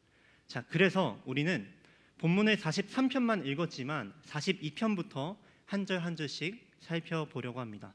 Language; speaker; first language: Korean; native; Korean